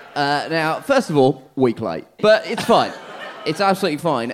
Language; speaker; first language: English; native; English